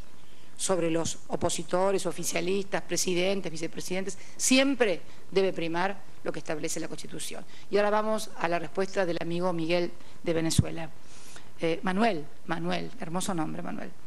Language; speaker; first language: Spanish; native; Spanish